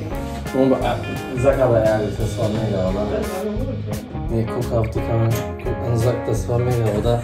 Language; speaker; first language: German; non-native, fluent; Turkish